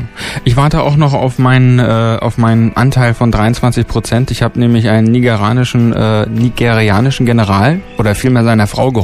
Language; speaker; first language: German; native; German